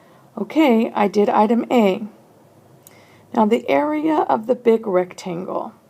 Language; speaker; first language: English; native; English